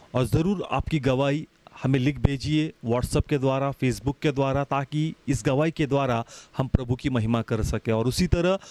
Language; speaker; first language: Hindi; non-native, local second language; Marathi